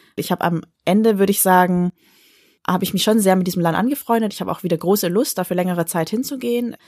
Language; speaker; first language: German; early bilingual, other home language; Vietnamese